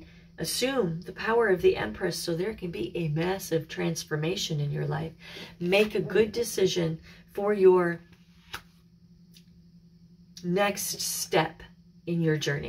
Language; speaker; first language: English; native; English